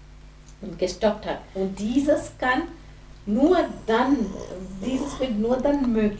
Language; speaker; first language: German; non-native, fluent; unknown